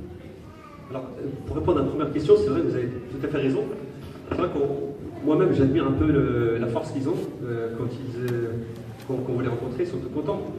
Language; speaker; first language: French; native; French